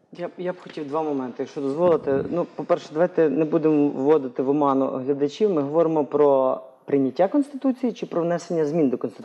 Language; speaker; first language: Ukrainian; native; Ukrainian